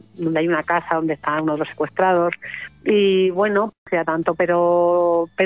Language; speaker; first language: Spanish; native; Spanish